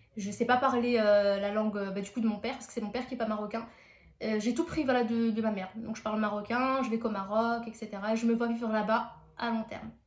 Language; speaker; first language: French; early bilingual, other home language; Arabic